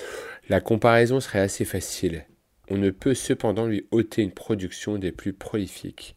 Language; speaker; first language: French; native; French